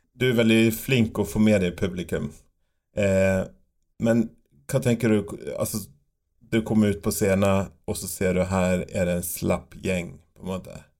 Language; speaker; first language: Norwegian; native; Norwegian